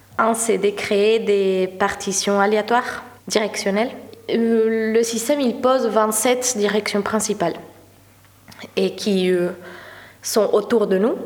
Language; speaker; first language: French; non-native, fluent; Spanish